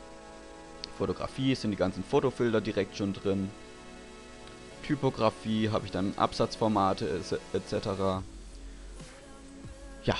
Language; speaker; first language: German; native; German